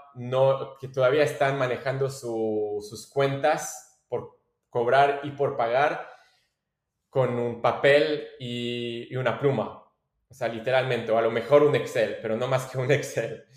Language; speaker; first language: Spanish; non-native, fluent; French